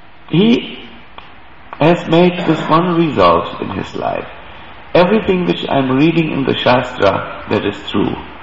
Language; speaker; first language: English; non-native, fluent; German